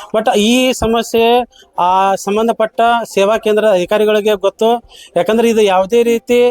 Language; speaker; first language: Kannada; native; Kannada